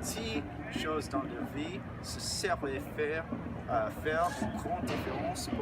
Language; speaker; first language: French; non-native, learner; English